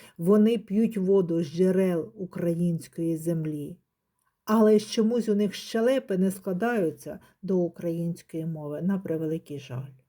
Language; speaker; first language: Ukrainian; native; Ukrainian